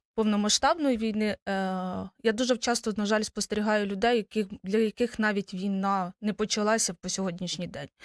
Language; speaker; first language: Ukrainian; native; Ukrainian